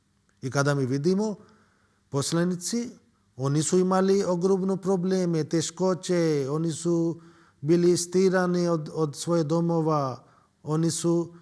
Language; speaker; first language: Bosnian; non-native, learner; Urdu